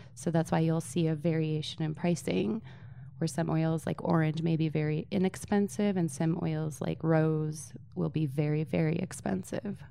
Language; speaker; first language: English; early bilingual, other home language; Polish